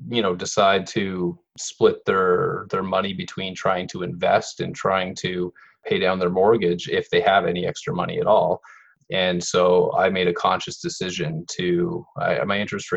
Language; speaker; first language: English; native; English